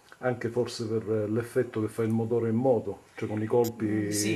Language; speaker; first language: Italian; native; Italian